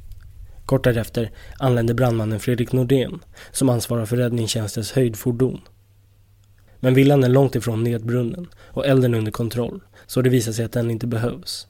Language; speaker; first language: Swedish; native; Swedish